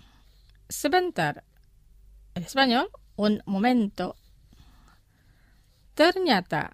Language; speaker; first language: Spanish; non-native, fluent; Indonesian